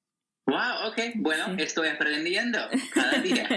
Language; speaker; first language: Spanish; non-native, learner; English